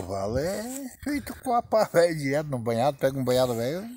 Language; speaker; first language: Portuguese; native; Portuguese